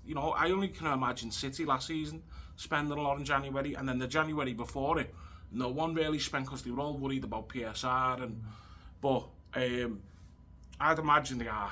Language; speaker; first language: English; native; English